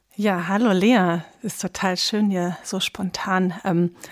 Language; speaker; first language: German; native; German